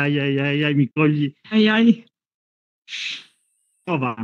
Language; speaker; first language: Italian; native; Italian